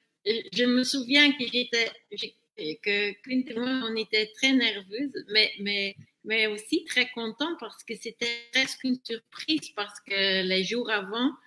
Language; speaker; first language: French; non-native, fluent; Dutch